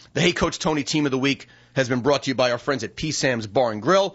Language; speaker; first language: English; native; English